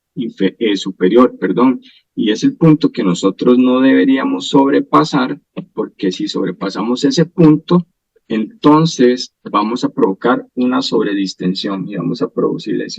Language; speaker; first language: Spanish; native; Spanish